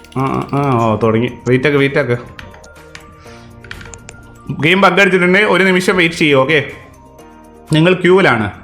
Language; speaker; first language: Malayalam; native; Malayalam